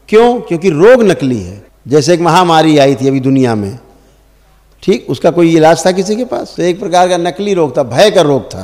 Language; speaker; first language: Hindi; native; Hindi